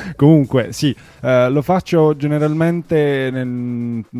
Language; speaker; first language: Italian; native; Italian